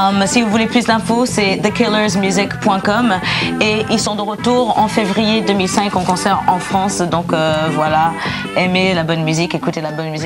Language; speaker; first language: French; native; French